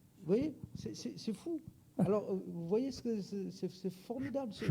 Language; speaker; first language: French; native; French